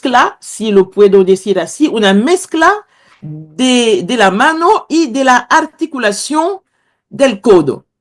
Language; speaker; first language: Spanish; non-native, fluent; Kongo